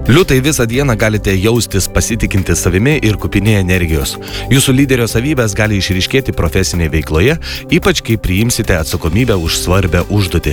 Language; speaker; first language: Lithuanian; native; Lithuanian